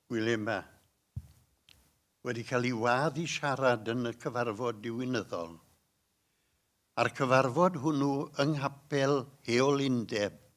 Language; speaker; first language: Welsh; native; Welsh